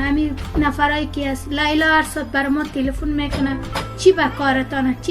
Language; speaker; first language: Persian; native; Persian